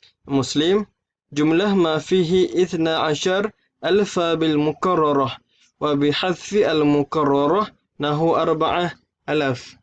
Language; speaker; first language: Arabic; non-native, learner; Malay